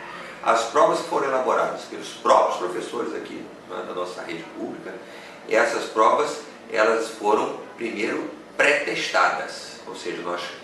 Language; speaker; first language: Portuguese; native; Portuguese